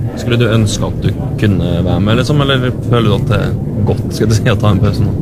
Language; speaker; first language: Norwegian; native; Norwegian